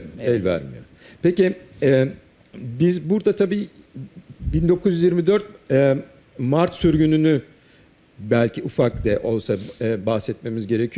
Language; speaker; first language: Turkish; native; Turkish